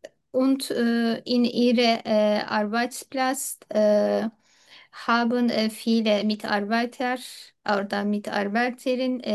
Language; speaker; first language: German; non-native, learner; Turkish